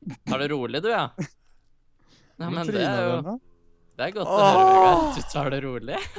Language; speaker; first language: Norwegian; native; Norwegian